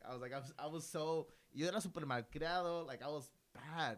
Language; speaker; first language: English; early bilingual, other home language; Spanish